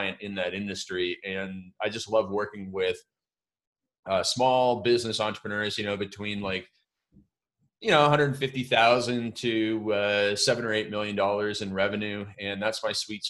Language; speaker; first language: English; native; English